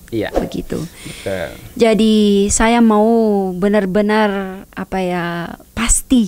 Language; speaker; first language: Indonesian; non-native, learner; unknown